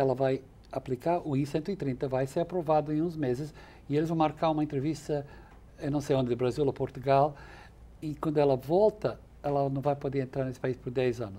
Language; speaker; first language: Portuguese; non-native, fluent; English